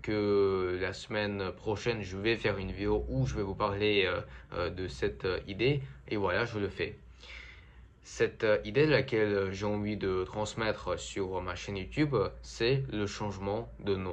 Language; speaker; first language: French; non-native, fluent; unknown